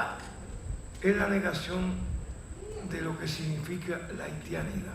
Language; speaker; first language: Spanish; native; Spanish